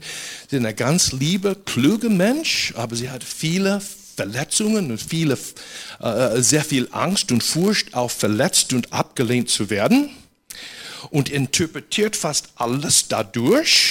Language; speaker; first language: German; non-native, fluent; English